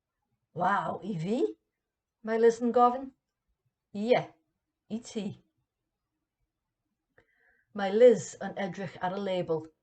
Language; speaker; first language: Welsh; non-native, learner; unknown